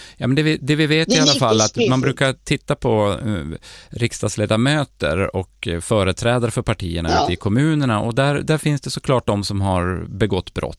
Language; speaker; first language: Swedish; native; Swedish